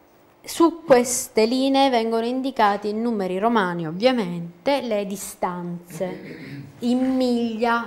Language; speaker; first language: Italian; native; Italian